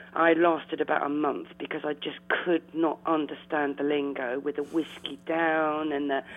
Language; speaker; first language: English; native; English